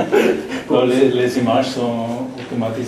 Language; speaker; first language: French; non-native, learner; German